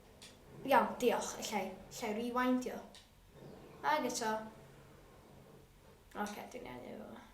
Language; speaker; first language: Welsh; non-native, local second language; English